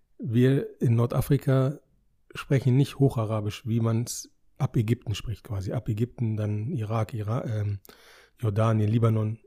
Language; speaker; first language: German; native; German